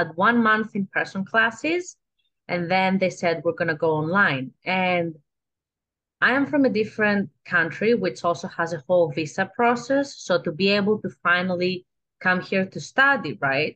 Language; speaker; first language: English; non-native, fluent; Greek